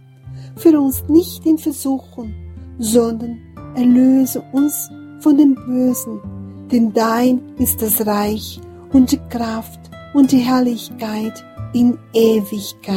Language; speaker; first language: German; non-native, fluent; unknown